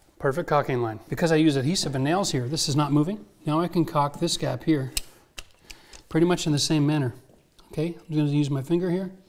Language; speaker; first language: English; native; English